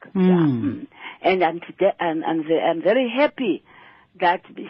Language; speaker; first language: English; non-native, local second language; Xhosa